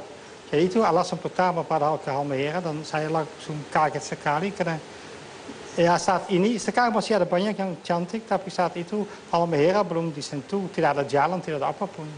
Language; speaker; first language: Indonesian; non-native, fluent; Dutch